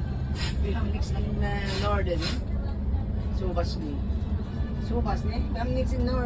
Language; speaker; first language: German; non-native, learner; Filipino